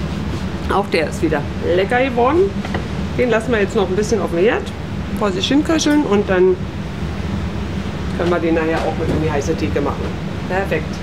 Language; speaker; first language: German; native; German